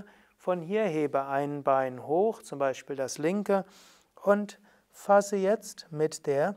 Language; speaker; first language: German; native; German